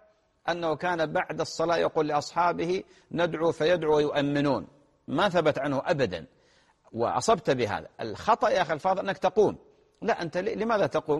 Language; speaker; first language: Arabic; native; Arabic